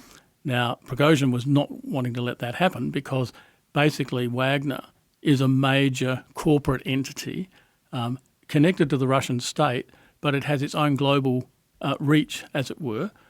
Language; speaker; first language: English; native; English